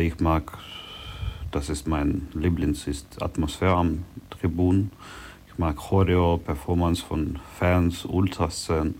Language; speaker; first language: German; non-native, learner; Ukrainian